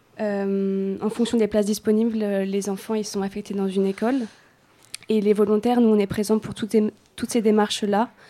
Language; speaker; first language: French; native; French